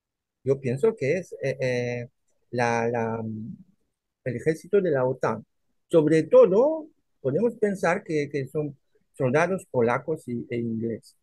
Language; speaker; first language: Spanish; non-native, fluent; French